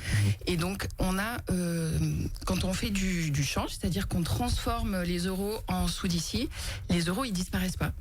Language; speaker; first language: French; native; French